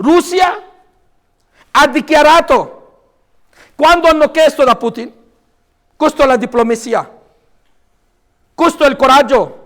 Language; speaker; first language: Italian; non-native, fluent; Urdu